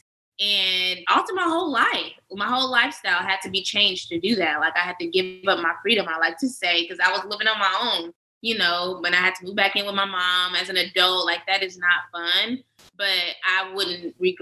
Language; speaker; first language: English; native; English